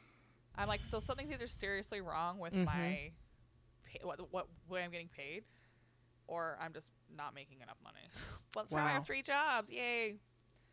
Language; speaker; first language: English; native; English